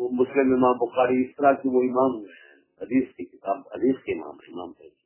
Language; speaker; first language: Urdu; non-native, local second language; Punjabi